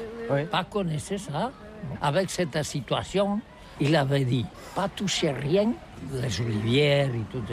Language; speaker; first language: French; non-native, learner; Catalan